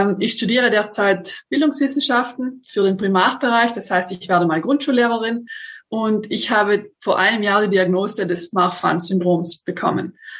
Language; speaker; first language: German; native; German